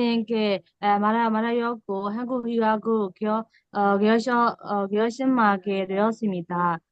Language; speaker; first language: Korean; non-native, learner; Burmese